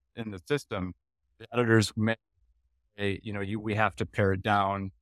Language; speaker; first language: English; non-native, fluent; Dutch